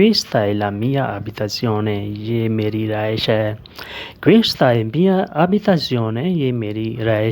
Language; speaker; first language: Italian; non-native, fluent; Urdu